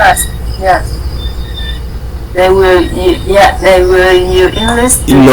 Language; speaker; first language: English; non-native, learner; Vietnamese